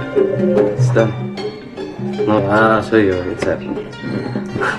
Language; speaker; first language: English; non-native, learner; Indonesian